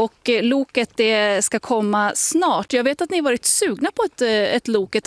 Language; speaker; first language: Swedish; native; Swedish